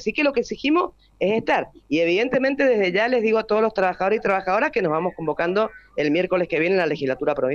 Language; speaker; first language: Spanish; native; Spanish